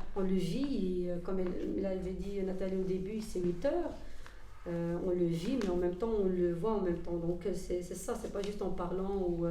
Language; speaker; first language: French; early bilingual, other home language; Arabic